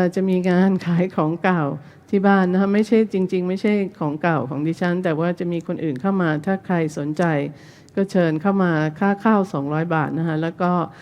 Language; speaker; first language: Thai; non-native, fluent; English